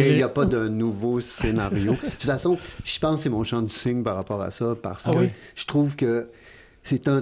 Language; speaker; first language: French; native; French